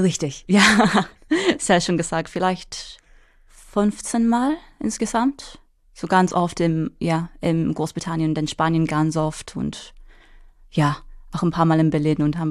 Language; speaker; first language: German; non-native, fluent; English